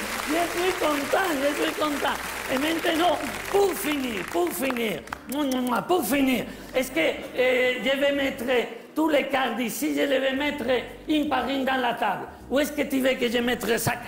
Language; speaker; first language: French; non-native, learner; Spanish